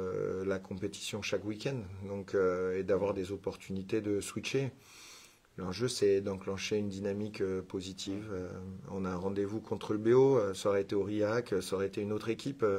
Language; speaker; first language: French; native; French